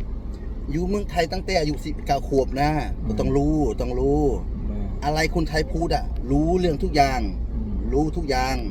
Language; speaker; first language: Thai; non-native, fluent; Khmer